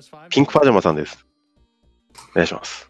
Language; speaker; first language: Japanese; native; Japanese